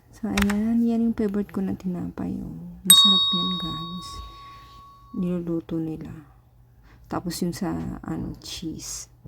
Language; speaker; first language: Filipino; native; Filipino